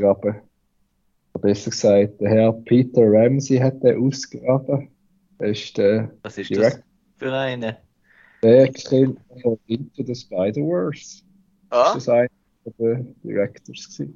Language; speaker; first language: German; native; German